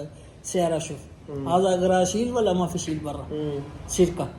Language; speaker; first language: Arabic; non-native, learner; Urdu